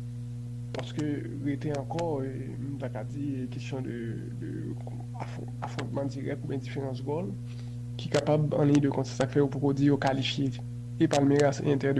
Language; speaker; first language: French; non-native, local second language; Haitian Creole